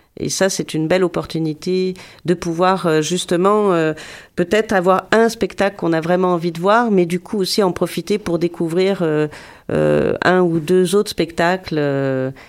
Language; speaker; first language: French; native; French